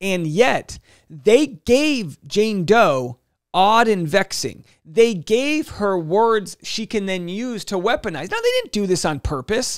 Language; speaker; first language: English; native; English